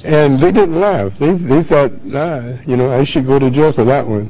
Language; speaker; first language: English; native; English